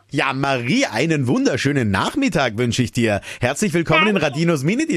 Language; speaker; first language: German; native; German